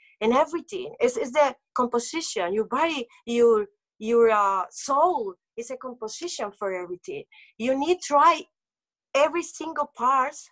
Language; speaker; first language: English; non-native, local second language; Spanish